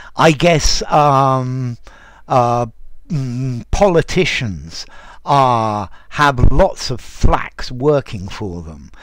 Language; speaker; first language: English; native; English